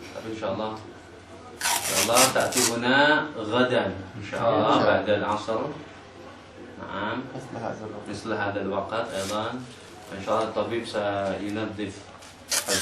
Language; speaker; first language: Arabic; non-native, fluent; Indonesian